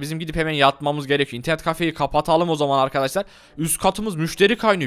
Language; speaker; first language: Turkish; native; Turkish